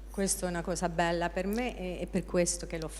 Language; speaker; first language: Italian; non-native, fluent; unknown